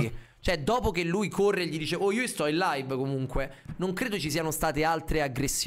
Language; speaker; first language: Italian; native; Italian